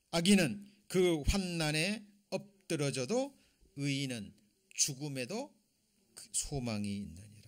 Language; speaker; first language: Korean; native; Korean